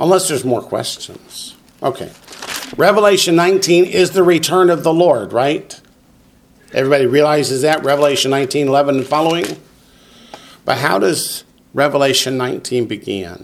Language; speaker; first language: English; native; English